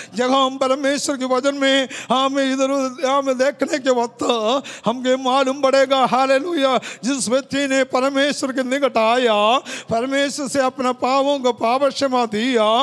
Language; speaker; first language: Hindi; non-native, local second language; Malayalam